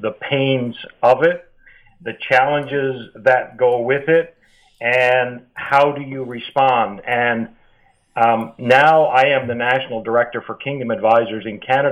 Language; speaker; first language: English; native; English